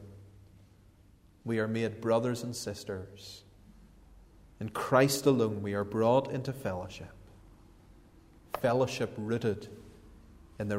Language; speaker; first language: English; native; English